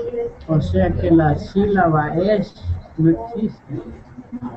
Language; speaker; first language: Spanish; non-native, local second language; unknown